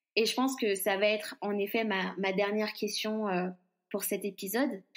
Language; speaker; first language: French; non-native, local second language; Guadeloupean Creole French